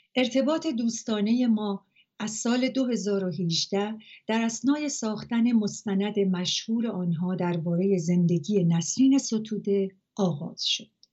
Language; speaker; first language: Persian; native; Persian